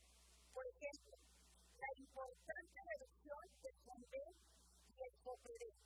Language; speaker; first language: Spanish; native; Spanish